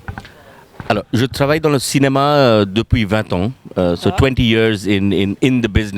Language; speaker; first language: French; non-native, fluent; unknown